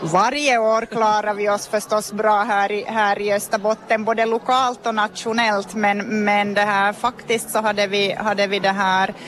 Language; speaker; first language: Swedish; native; Swedish